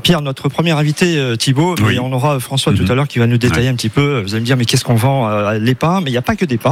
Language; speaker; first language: French; native; French